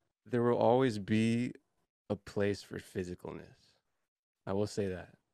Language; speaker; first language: English; native; English